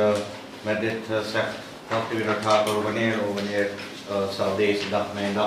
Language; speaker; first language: Dutch; native; Dutch